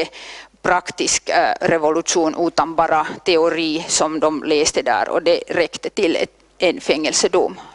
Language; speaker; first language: Swedish; non-native, local second language; Finnish